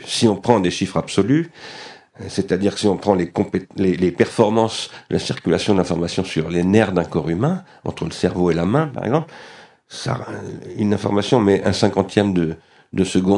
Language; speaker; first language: French; native; French